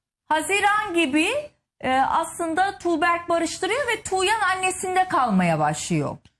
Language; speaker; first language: Turkish; native; Turkish